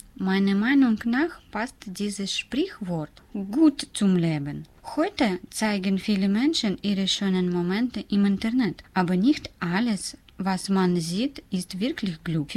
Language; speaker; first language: German; non-native, learner; Russian